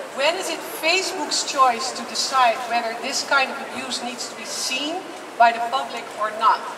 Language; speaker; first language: English; non-native, fluent; Dutch